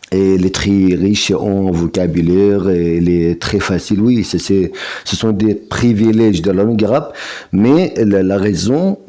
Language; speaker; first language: French; non-native, fluent; Arabic